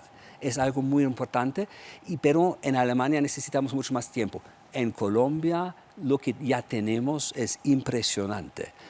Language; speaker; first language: Spanish; non-native, fluent; German